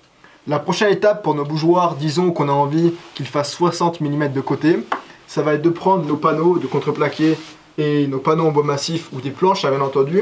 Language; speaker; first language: French; native; French